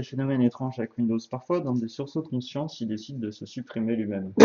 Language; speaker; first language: French; native; French